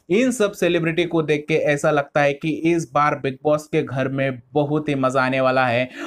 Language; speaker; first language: Hindi; non-native, local second language; Marathi